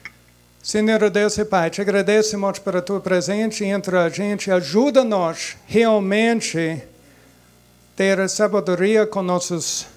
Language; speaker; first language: Portuguese; non-native, fluent; English